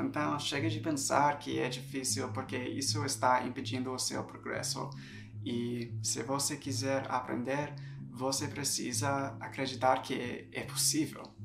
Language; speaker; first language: Portuguese; non-native, fluent; English